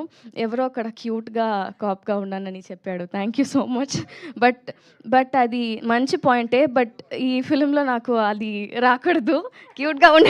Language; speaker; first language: Telugu; non-native, learner; Tamil